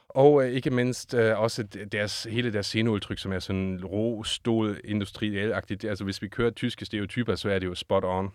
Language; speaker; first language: Danish; non-native, fluent; German